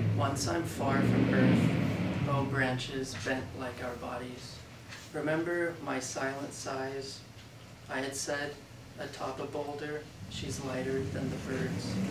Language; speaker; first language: English; native; English